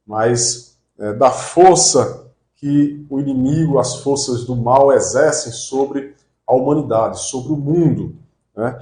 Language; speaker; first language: Portuguese; native; Portuguese